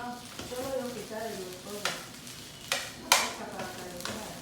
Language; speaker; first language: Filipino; non-native, learner; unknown